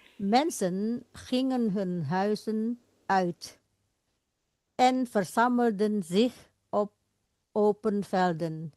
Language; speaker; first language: Dutch; non-native, fluent; Indonesian